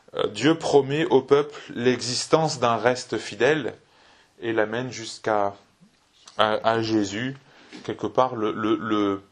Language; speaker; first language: French; native; French